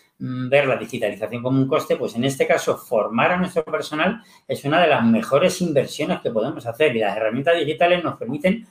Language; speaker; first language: Spanish; native; Spanish